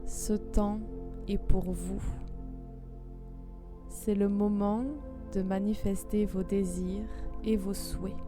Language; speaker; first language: French; native; French